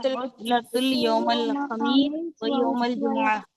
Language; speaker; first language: Arabic; non-native, learner; Urdu